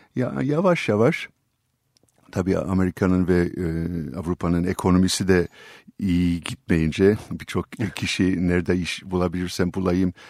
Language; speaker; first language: Turkish; non-native, fluent; English